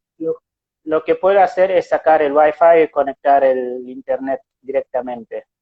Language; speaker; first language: Spanish; non-native, fluent; Serer